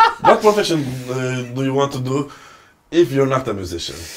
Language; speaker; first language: English; non-native, fluent; Turkish